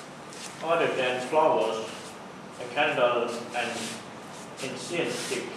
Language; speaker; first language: English; non-native, learner; Thai